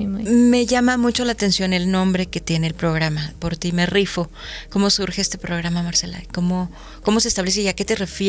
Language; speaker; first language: Spanish; native; Spanish